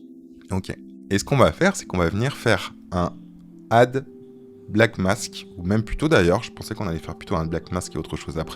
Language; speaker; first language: French; native; French